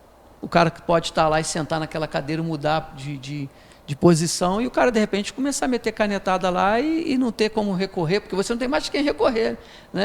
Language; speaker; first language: Portuguese; native; Portuguese